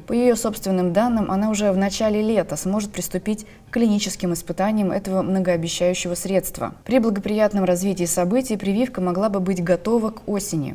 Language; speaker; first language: Russian; native; Russian